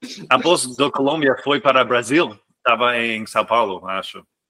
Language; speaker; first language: Portuguese; non-native, fluent; English